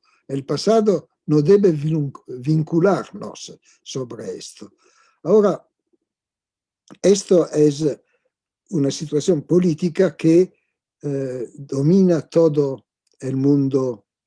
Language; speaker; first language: Spanish; non-native, fluent; Italian